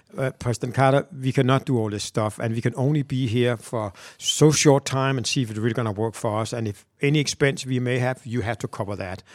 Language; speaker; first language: English; non-native, fluent; Danish